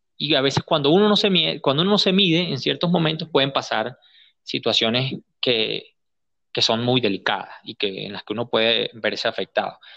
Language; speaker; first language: Spanish; native; Spanish